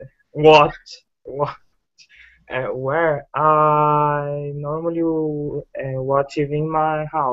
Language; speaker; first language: English; non-native, learner; Portuguese